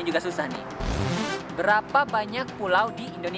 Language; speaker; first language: Indonesian; native; Indonesian